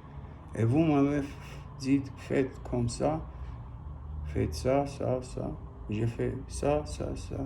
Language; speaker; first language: French; non-native, learner; Armenian